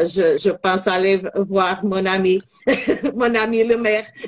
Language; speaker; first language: French; non-native, learner; Portuguese